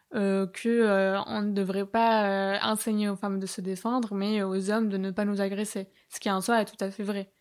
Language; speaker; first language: French; native; French